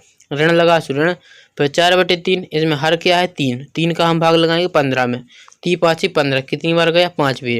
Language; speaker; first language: Hindi; native; Hindi